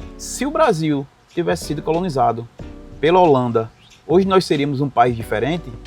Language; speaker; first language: Portuguese; native; Portuguese